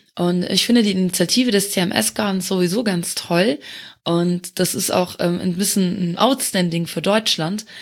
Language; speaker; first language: German; non-native, local second language; Luxembourgish